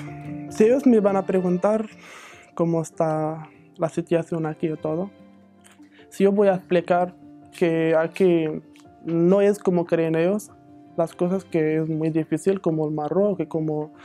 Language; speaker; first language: Spanish; non-native, learner; Arabic